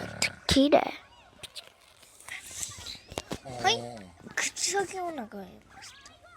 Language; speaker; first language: Japanese; non-native, learner; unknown